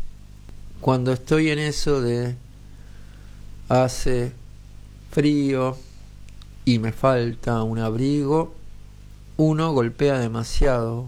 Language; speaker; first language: Spanish; native; Spanish